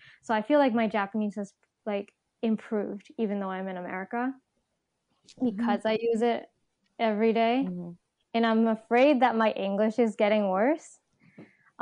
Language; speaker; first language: English; non-native, fluent; Japanese